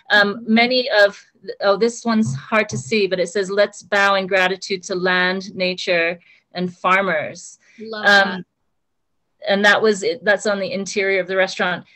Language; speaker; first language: English; native; English